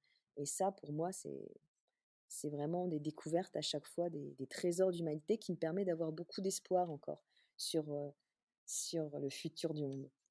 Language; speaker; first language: French; native; French